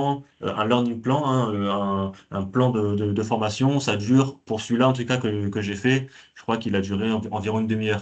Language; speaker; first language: French; native; French